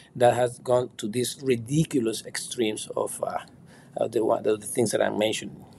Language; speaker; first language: English; non-native, fluent; Spanish